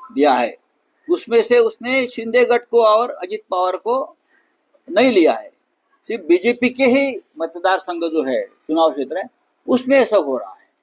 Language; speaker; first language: Hindi; non-native, local second language; Marathi